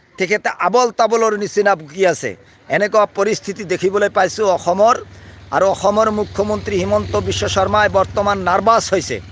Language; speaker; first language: Assamese; non-native, local second language; Bangla